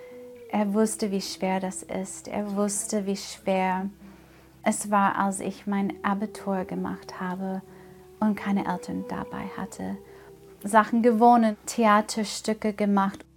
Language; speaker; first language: German; non-native, fluent; English